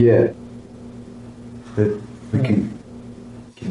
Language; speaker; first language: English; non-native, learner; Spanish